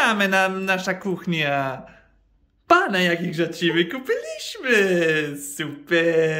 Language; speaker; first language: Polish; non-native, learner; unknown